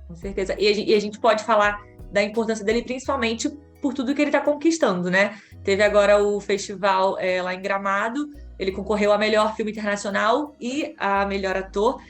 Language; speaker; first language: Portuguese; native; Portuguese